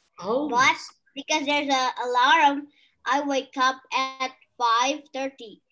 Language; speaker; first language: English; non-native, local second language; Indonesian